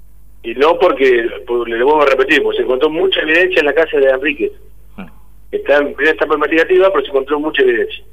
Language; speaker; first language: Spanish; native; Spanish